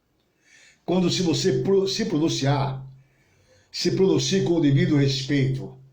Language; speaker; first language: Portuguese; native; Portuguese